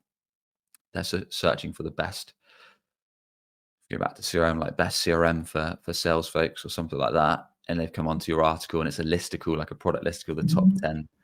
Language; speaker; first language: English; native; English